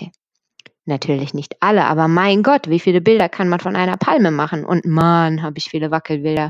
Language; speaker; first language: German; native; German